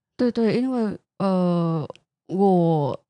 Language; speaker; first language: Chinese; non-native, learner; Vietnamese